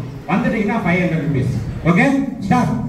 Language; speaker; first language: Tamil; native; Tamil